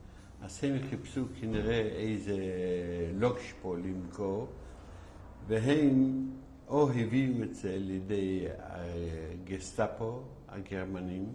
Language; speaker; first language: Hebrew; non-native, fluent; Yiddish